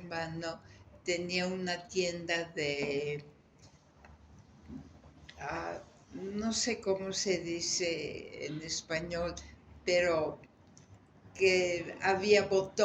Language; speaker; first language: Spanish; native; Spanish